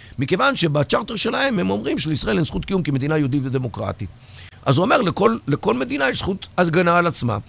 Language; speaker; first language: Hebrew; native; Hebrew